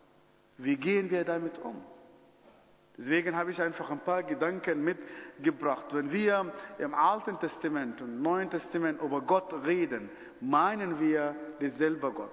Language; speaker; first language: German; non-native, fluent; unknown